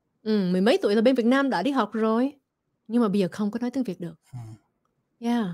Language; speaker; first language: Vietnamese; early bilingual, other home language; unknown